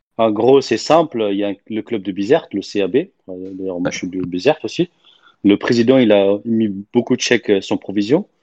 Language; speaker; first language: French; non-native, local second language; Arabic